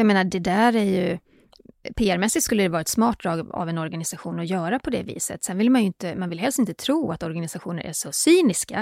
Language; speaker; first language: Swedish; native; Swedish